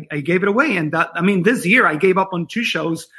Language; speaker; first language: English; non-native, fluent; Spanish